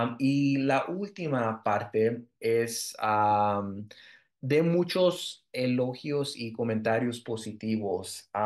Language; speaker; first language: Spanish; early bilingual, heritage; Spanish